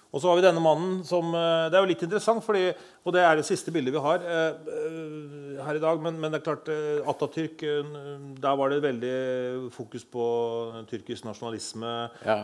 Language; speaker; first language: Norwegian; native; Norwegian